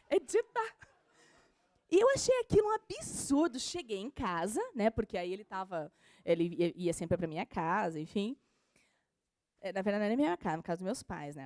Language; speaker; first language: Portuguese; native; Portuguese